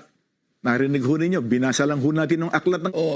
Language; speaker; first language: Filipino; native; Filipino